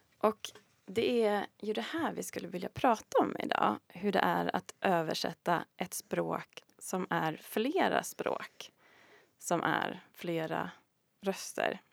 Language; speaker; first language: Swedish; native; Swedish